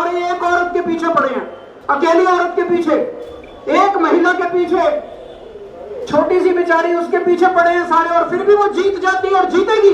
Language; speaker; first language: Hindi; native; Hindi